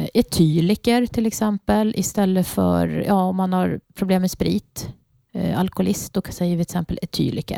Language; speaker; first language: Swedish; non-native, fluent; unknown